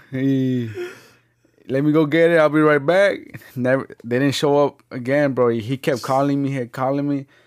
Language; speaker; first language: English; early bilingual, other home language; Spanish